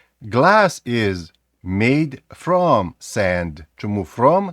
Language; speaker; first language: English; non-native, fluent; Ukrainian